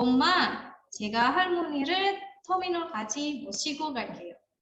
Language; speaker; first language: Korean; non-native, fluent; Indonesian